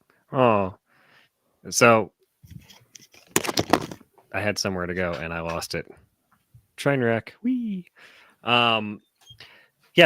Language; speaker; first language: English; native; English